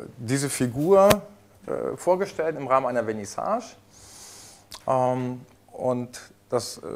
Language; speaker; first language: German; early bilingual, heritage; Spanish